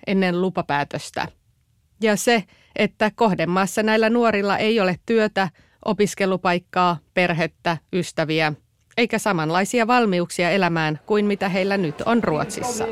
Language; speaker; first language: Finnish; native; Finnish